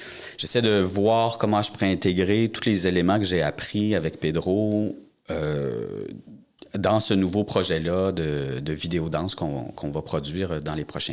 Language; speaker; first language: French; native; French